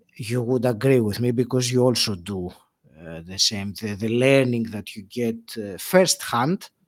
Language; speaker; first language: English; non-native, fluent; Greek